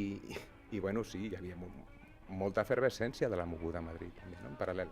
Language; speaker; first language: Catalan; native; Catalan